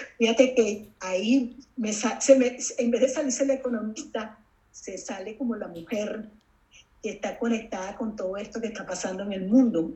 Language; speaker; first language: Spanish; native; Spanish